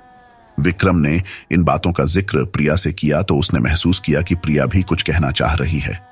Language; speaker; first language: Hindi; native; Hindi